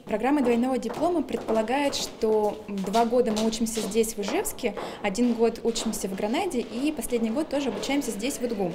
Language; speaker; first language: Russian; native; Russian